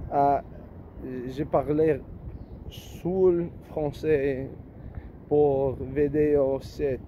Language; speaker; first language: French; non-native, learner; English